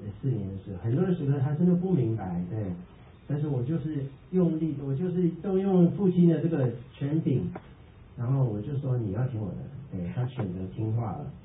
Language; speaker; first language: Chinese; early bilingual, heritage; Chinese